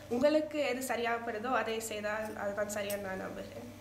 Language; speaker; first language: Tamil; early bilingual, heritage; Tamil